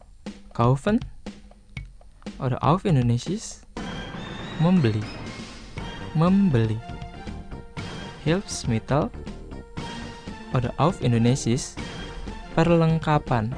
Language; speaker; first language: German; non-native, fluent; Indonesian